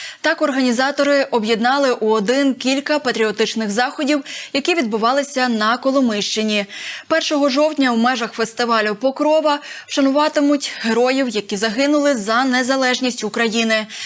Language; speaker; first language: Ukrainian; native; Ukrainian